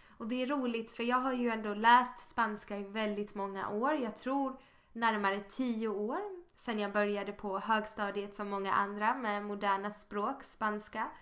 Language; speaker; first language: Swedish; native; Swedish